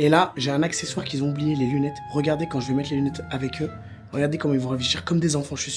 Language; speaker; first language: French; native; French